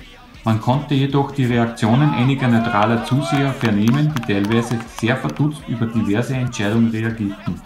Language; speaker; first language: German; native; German